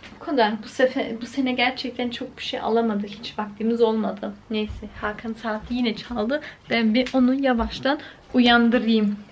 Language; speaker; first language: Turkish; early bilingual, heritage; Turkish